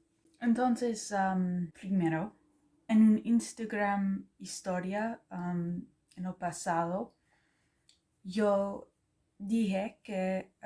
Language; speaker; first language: Spanish; non-native, learner; English